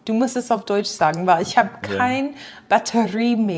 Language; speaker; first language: German; non-native, fluent; English